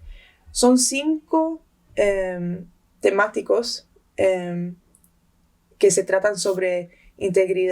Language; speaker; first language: Spanish; early bilingual, heritage; Spanish